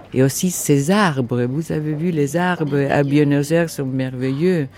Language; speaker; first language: French; non-native, fluent; Spanish